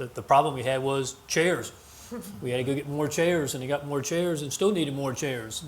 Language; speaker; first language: English; native; English